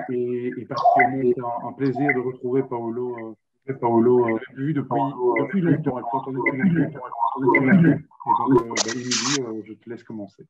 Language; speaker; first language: French; native; French